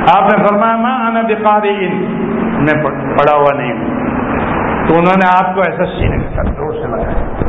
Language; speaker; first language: Urdu; non-native, local second language; Gujarati